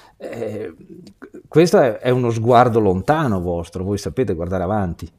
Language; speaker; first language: Italian; native; Italian